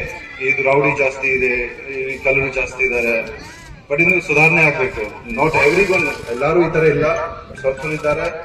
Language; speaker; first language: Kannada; non-native, fluent; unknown